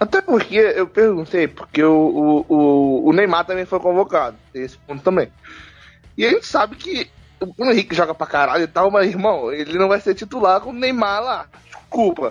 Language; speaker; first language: Portuguese; native; Portuguese